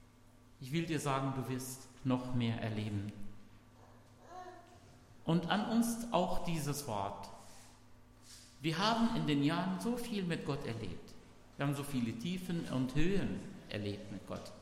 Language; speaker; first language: German; non-native, fluent; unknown